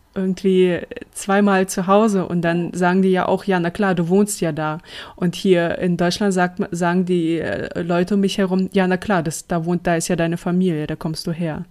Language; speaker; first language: German; early bilingual, other home language; Russian